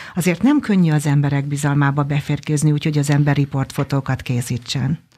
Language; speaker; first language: Hungarian; native; Hungarian